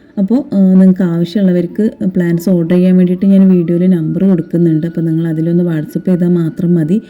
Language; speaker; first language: Malayalam; native; Malayalam